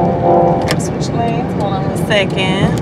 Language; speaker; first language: English; native; English